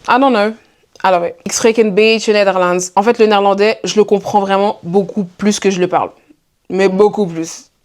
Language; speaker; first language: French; native; French